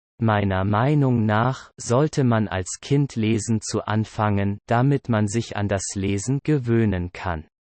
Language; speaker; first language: German; non-native, learner; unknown